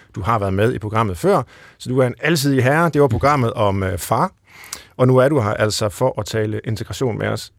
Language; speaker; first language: Danish; native; Danish